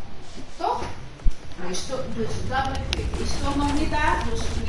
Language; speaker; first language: Dutch; non-native, learner; Portuguese